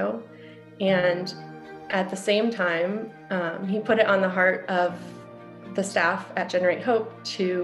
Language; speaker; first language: English; native; English